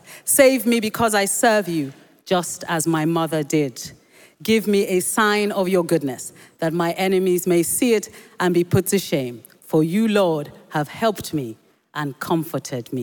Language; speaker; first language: English; non-native, local second language; Yoruba